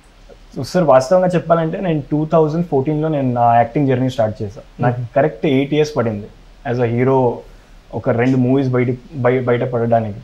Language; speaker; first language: Telugu; non-native, local second language; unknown